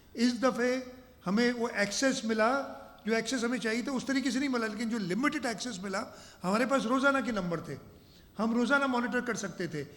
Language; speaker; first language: Urdu; non-native, local second language; Sindhi